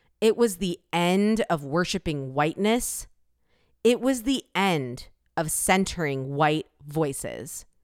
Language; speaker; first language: English; early bilingual, other home language; Korean